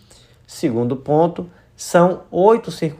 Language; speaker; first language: Portuguese; native; Portuguese